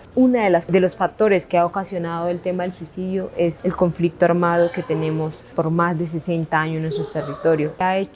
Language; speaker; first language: Spanish; non-native, local second language; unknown